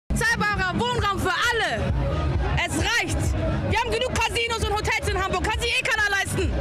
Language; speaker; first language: German; native; German